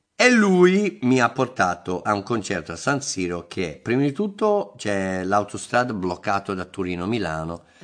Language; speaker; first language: Italian; non-native, fluent; English